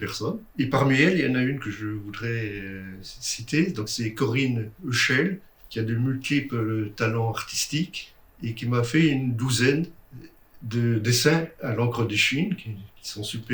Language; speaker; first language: French; native; French